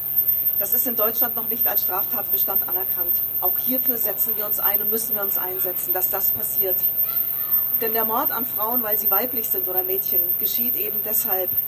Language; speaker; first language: German; native; German